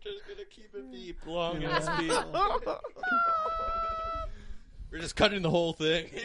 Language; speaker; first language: English; native; English